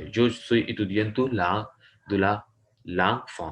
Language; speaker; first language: French; non-native, fluent; Urdu